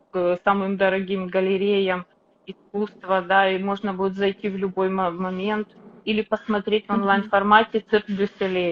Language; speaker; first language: Russian; native; Russian